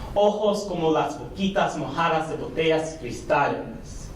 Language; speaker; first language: Spanish; early bilingual, other home language; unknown